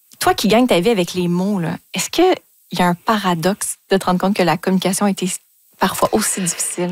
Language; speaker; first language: French; native; French